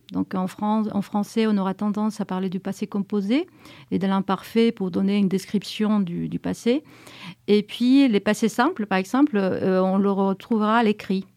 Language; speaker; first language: French; early bilingual, heritage; Spanish